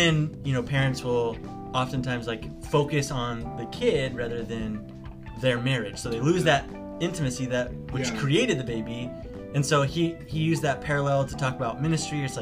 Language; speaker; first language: English; native; English